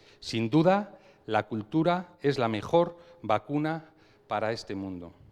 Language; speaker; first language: Spanish; native; Spanish